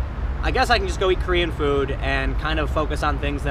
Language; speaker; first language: English; native; English